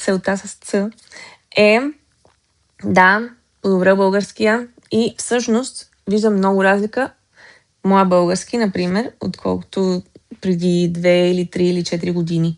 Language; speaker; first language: Bulgarian; early bilingual, heritage; Bulgarian